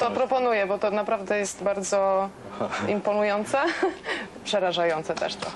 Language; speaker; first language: Polish; native; Polish